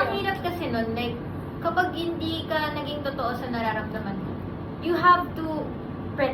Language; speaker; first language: Filipino; native; Filipino